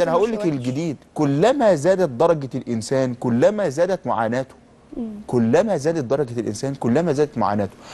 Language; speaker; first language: Arabic; native; Arabic